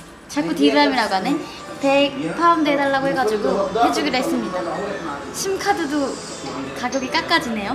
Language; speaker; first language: Korean; native; Korean